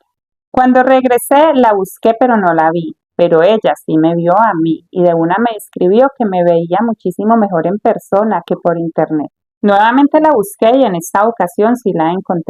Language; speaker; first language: Spanish; native; Spanish